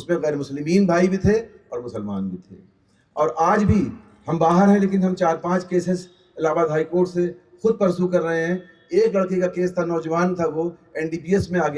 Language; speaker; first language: Hindi; native; Hindi